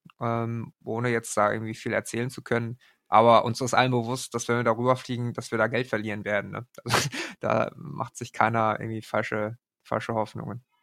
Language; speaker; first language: German; native; German